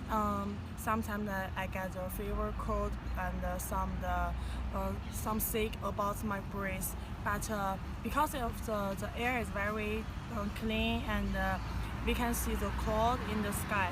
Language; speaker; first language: English; non-native, learner; Chinese